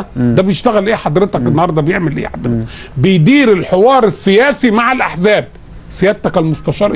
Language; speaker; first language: Arabic; native; Arabic